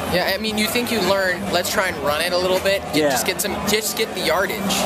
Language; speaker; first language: English; native; English